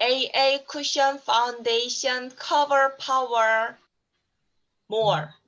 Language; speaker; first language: English; non-native, learner; Korean